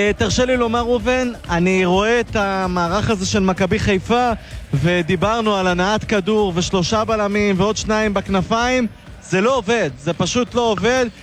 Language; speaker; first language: Hebrew; native; Hebrew